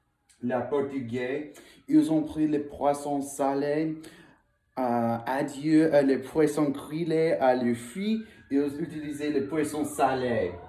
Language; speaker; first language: French; non-native, learner; English